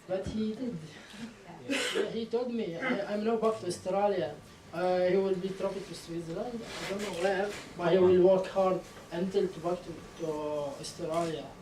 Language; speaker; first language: English; non-native, learner; Arabic